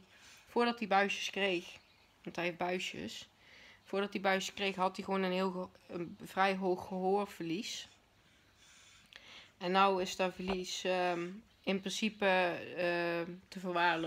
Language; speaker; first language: Dutch; native; Dutch